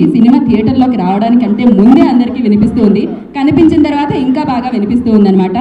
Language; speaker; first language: Telugu; native; Telugu